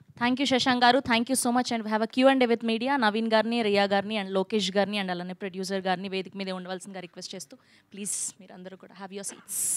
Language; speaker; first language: Telugu; native; Telugu